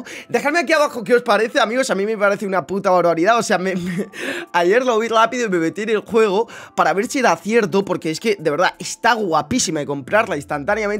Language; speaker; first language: Spanish; native; Spanish